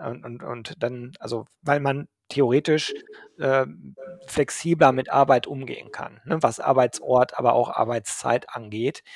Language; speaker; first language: German; native; German